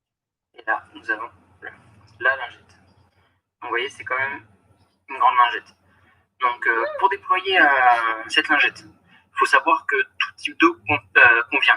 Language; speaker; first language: French; native; French